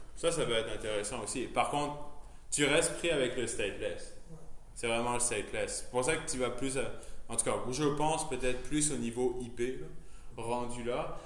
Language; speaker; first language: French; native; French